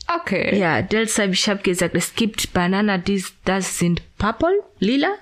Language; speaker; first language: German; non-native, learner; Swahili